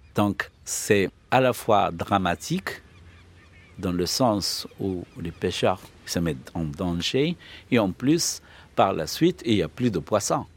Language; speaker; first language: French; non-native, local second language; Arabic